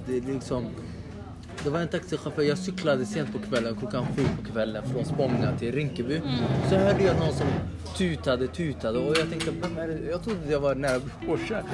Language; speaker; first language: Swedish; early bilingual, other home language; Somali